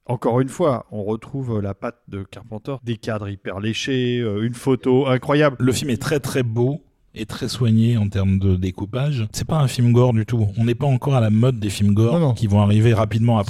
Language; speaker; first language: French; native; French